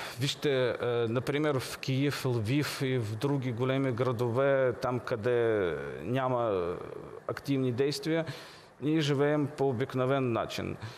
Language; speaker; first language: Bulgarian; early bilingual, heritage; Bulgarian